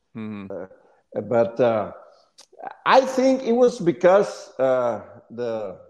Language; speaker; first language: English; non-native, fluent; Spanish